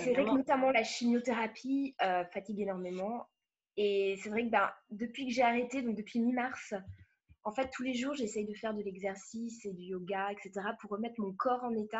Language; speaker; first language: French; native; French